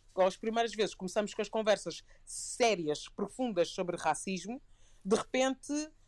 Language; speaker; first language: Portuguese; native; Portuguese